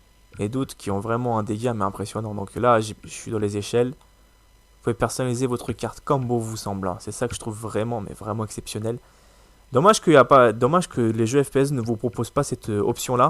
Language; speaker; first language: French; native; French